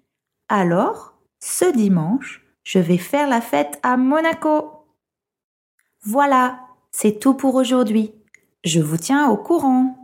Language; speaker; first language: French; non-native, fluent; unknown